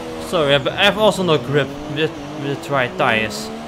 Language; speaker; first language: English; non-native, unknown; Dutch